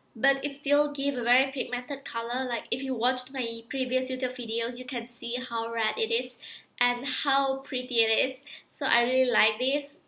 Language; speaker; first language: English; non-native, fluent; Indonesian